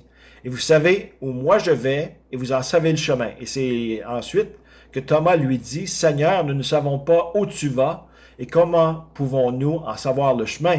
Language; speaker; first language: French; native; French